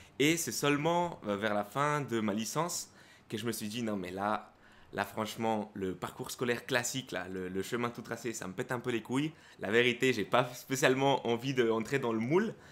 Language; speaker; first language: French; early bilingual, other home language; Spanish